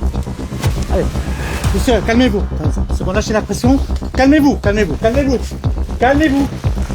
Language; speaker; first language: French; native; French